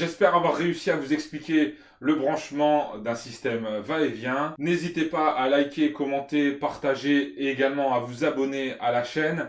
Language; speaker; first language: French; native; French